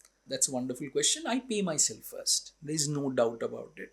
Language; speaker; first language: English; non-native, local second language; Bangla